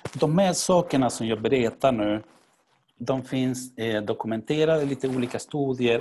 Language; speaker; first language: Swedish; non-native, fluent; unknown